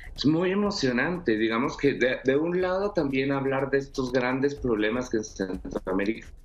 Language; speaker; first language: Spanish; native; Spanish